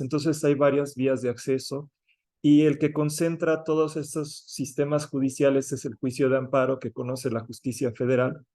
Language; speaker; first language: Spanish; native; Spanish